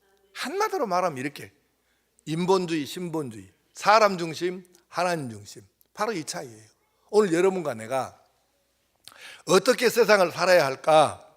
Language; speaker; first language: Korean; native; Korean